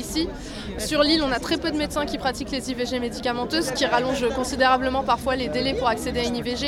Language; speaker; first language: French; native; French